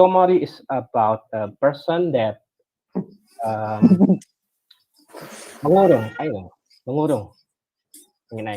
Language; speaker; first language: English; non-native, learner; Indonesian